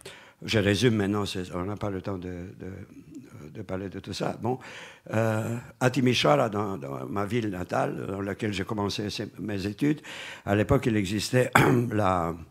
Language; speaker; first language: French; non-native, fluent; Romanian